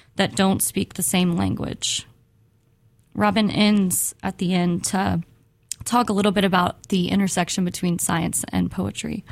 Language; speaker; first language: English; native; English